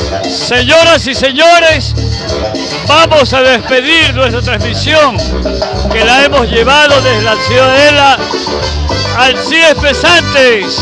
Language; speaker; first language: Spanish; native; Spanish